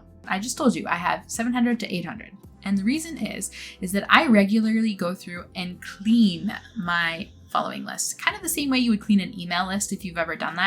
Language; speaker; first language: English; native; English